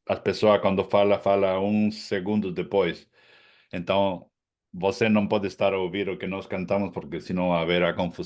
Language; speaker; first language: Portuguese; non-native, fluent; Spanish